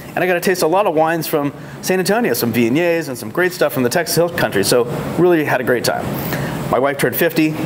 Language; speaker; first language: English; native; English